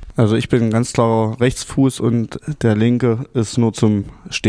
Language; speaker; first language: German; native; German